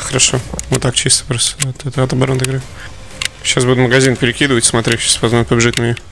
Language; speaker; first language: Russian; native; Russian